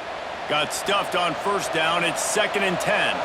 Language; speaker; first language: English; native; English